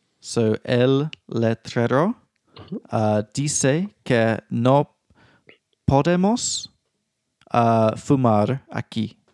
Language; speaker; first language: Spanish; non-native, learner; English